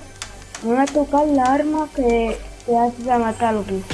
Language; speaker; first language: Catalan; non-native, local second language; Spanish